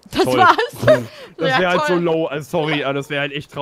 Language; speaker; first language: German; native; German